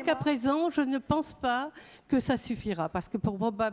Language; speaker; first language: French; native; French